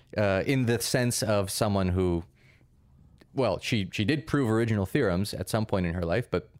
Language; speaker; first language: English; early bilingual, other home language; Russian